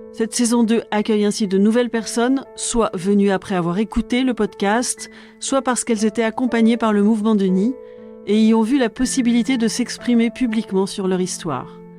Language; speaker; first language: French; native; French